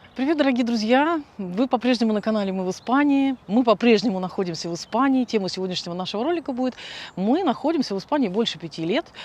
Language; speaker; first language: Russian; native; Russian